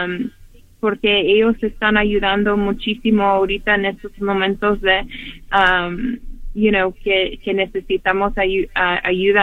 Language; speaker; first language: Spanish; early bilingual, heritage; Spanish